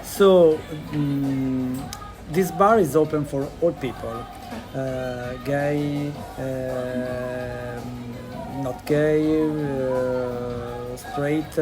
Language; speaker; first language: English; non-native, learner; Italian